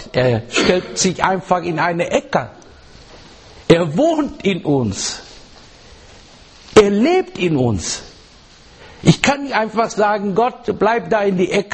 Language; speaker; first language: German; non-native, learner; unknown